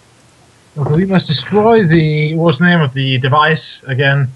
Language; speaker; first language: English; native; English